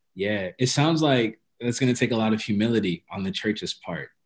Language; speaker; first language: English; early bilingual, other home language; Amharic